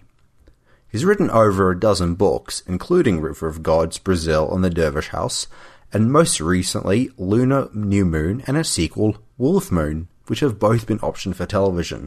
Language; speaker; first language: English; native; English